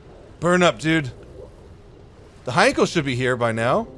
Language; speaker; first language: English; native; English